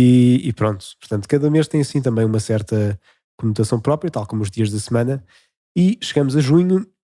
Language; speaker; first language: Portuguese; native; Portuguese